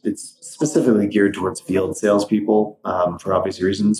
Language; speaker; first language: English; native; English